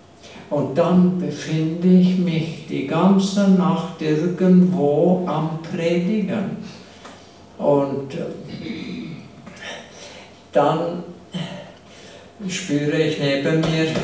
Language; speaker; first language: German; non-native, fluent; English